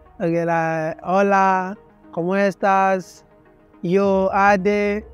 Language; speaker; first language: Spanish; non-native, learner; English